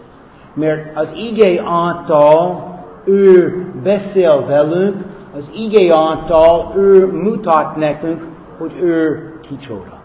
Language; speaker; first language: Hungarian; non-native, fluent; English